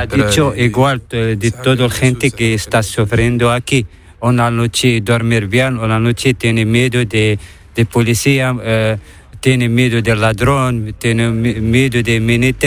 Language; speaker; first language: Spanish; non-native, learner; Arabic